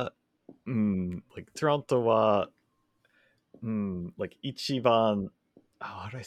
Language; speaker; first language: Japanese; non-native, learner; English